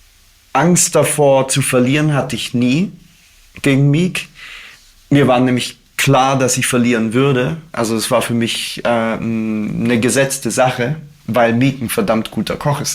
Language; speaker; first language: German; native; German